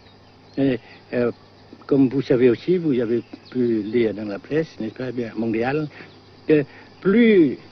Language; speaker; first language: French; non-native, local second language; Vietnamese